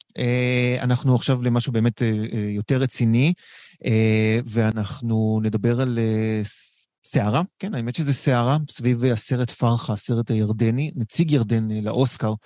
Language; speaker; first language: Hebrew; native; Hebrew